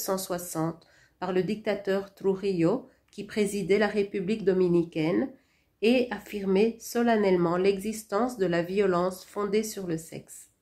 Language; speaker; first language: French; non-native, local second language; Rundi